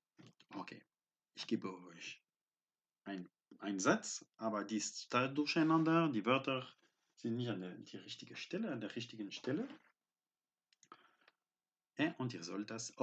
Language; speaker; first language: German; non-native, fluent; French